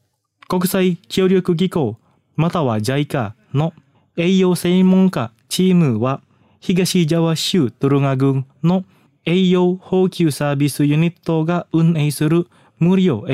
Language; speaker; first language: Japanese; non-native, fluent; Indonesian